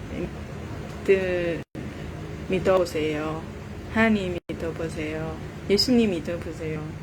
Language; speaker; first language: Korean; non-native, learner; Vietnamese